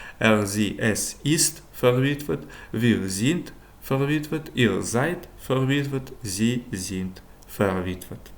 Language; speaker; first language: German; non-native, fluent; Ukrainian